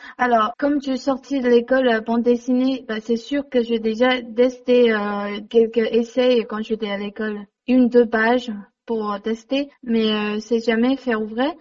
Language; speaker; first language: French; non-native, learner; Chinese